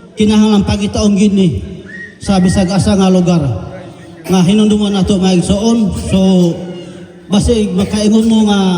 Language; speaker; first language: Cebuano; non-native, local second language; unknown